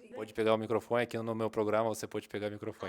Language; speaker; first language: Portuguese; non-native, fluent; Russian